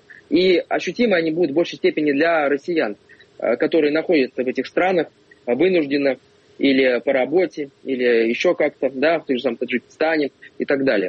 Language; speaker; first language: Russian; native; Russian